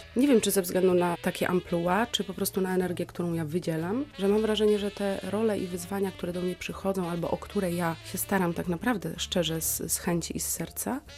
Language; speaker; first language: Polish; native; Polish